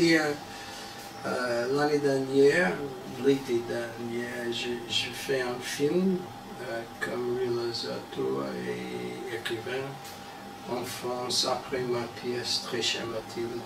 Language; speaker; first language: French; non-native, learner; English